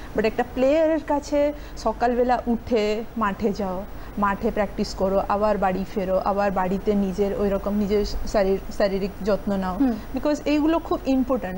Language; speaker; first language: Bangla; non-native, local second language; Hindi